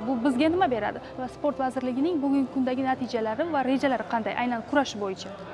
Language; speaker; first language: Uzbek; native; Uzbek